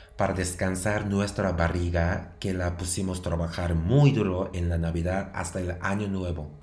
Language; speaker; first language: Spanish; non-native, fluent; Japanese